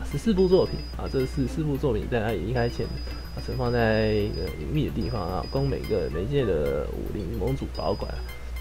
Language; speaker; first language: Chinese; native; Chinese